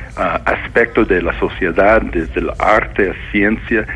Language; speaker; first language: Spanish; non-native, fluent; English